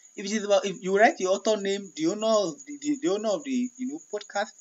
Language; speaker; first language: English; non-native, local second language; Yoruba